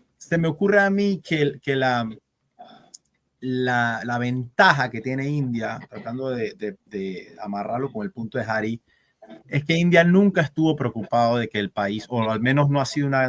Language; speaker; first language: Spanish; native; Spanish